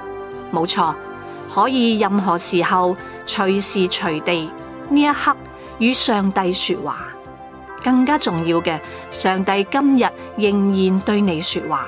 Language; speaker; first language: Chinese; non-native, local second language; Cantonese